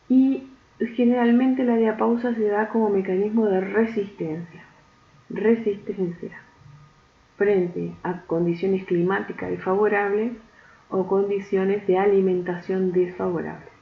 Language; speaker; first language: Spanish; native; Spanish